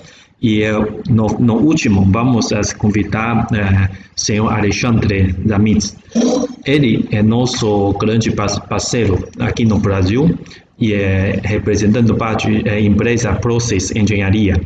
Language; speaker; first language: Portuguese; non-native, learner; Chinese